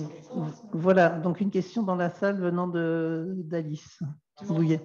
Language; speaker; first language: French; native; French